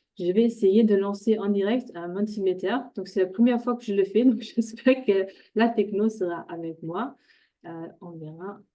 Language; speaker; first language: French; non-native, fluent; German